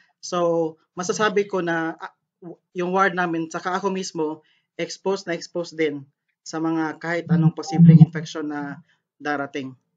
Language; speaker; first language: Filipino; non-native, local second language; Cebuano